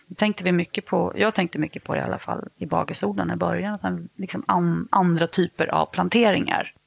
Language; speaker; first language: Swedish; native; Swedish